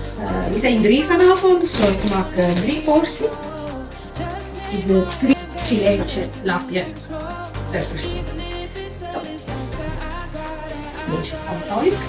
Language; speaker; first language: Dutch; non-native, learner; Italian